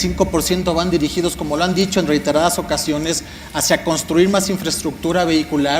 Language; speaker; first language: Spanish; native; Spanish